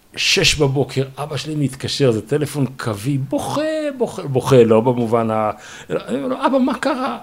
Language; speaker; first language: Hebrew; native; Hebrew